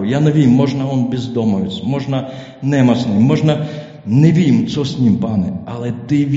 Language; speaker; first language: Czech; non-native, learner; Ukrainian